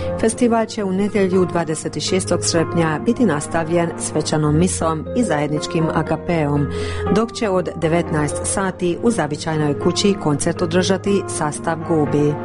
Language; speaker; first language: Croatian; early bilingual, heritage; Croatian